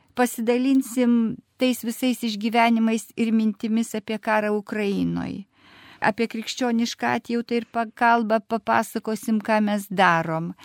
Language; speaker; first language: Lithuanian; non-native, fluent; Russian